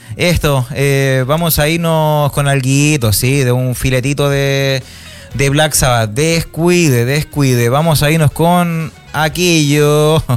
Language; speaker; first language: Spanish; native; Spanish